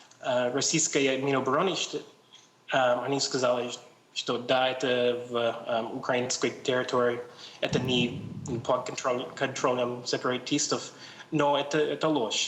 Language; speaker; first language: Russian; non-native, learner; English